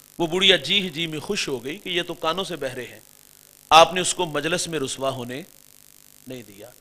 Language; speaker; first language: Urdu; non-native, local second language; Punjabi